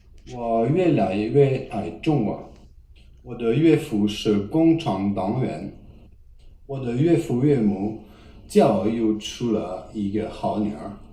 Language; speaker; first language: Chinese; non-native, learner; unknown